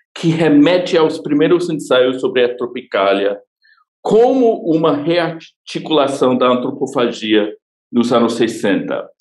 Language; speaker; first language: Portuguese; non-native, fluent; English